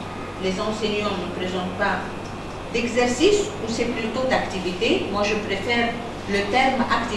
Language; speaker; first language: French; non-native, fluent; Arabic